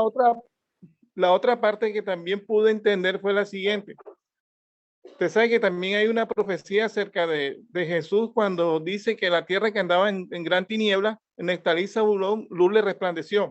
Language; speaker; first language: Spanish; native; Spanish